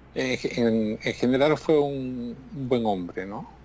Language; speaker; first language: Spanish; native; Spanish